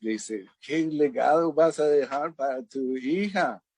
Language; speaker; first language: Spanish; non-native, fluent; English